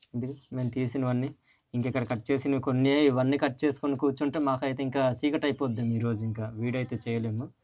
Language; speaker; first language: Telugu; non-native, local second language; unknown